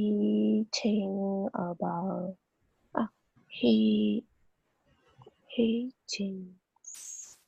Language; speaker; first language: English; non-native, learner; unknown